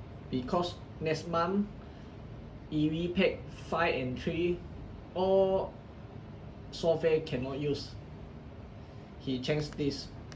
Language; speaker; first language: English; non-native, local second language; Chinese